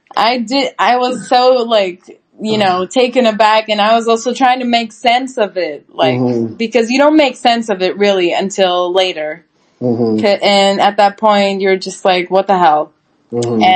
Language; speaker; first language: English; non-native, fluent; Turkish